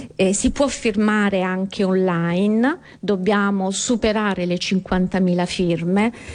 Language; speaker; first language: Italian; native; Italian